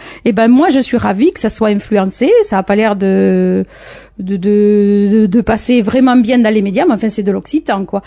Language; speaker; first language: French; native; French